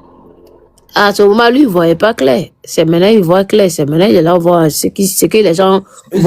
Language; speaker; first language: French; non-native, local second language; Mandingo